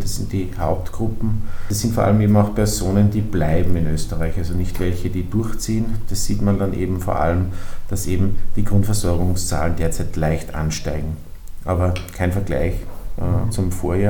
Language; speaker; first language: German; native; German